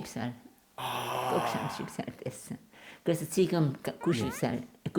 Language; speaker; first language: Korean; non-native, learner; German